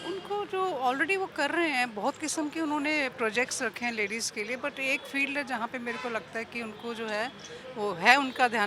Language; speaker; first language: Hindi; native; Hindi